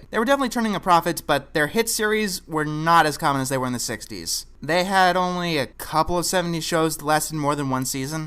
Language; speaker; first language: English; native; English